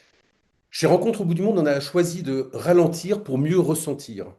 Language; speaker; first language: French; native; French